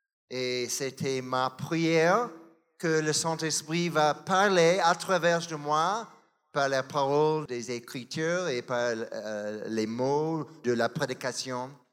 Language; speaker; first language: French; non-native, learner; English